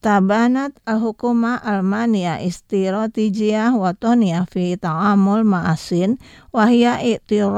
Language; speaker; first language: Arabic; non-native, fluent; Indonesian